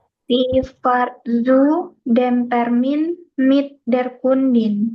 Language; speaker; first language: German; non-native, learner; Indonesian